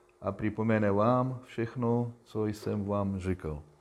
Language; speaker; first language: Czech; non-native, learner; Russian